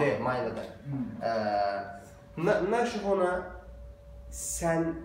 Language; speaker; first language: Chinese; non-native, fluent; Azerbaijani